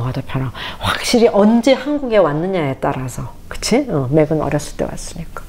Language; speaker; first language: Korean; native; Korean